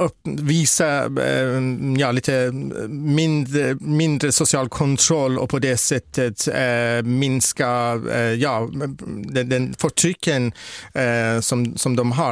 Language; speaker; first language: Swedish; non-native, fluent; Persian